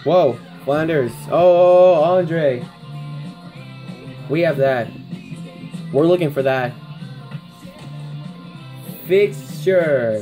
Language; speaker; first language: English; native; English